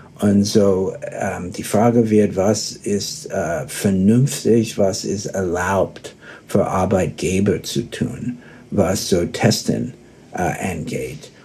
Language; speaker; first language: German; early bilingual, heritage; German